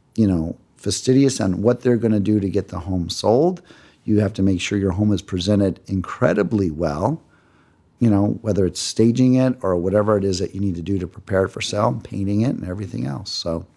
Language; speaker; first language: English; native; English